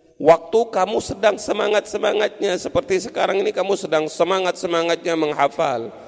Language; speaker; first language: Indonesian; non-native, local second language; Madurese